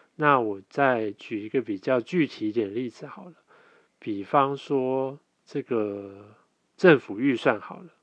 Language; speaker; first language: Chinese; native; Chinese